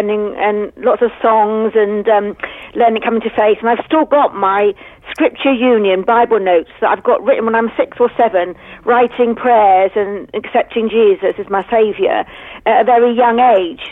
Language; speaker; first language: English; native; English